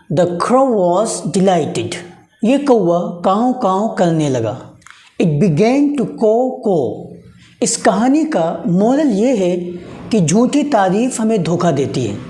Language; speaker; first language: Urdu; native; Urdu